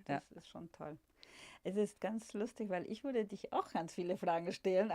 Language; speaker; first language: German; non-native, fluent; Spanish